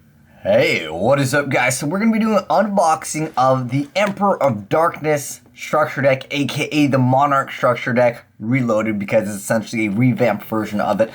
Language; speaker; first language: English; native; English